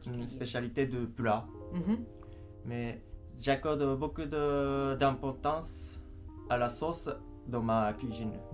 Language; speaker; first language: French; non-native, learner; Japanese